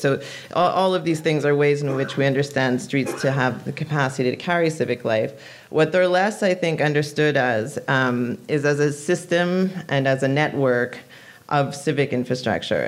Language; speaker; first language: English; native; English